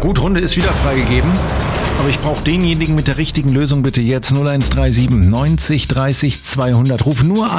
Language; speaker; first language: German; native; German